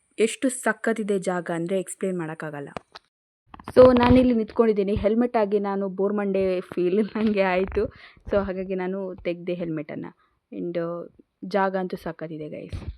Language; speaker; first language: Kannada; non-native, local second language; Tulu